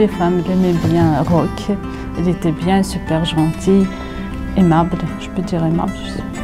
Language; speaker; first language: French; non-native, fluent; Russian